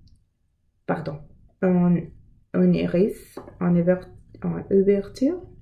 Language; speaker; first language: French; non-native, learner; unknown